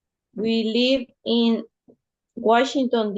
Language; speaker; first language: English; non-native, learner; Spanish